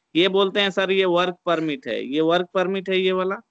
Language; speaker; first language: Hindi; native; Hindi